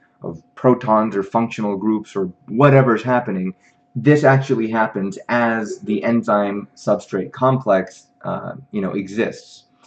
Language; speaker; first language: English; native; English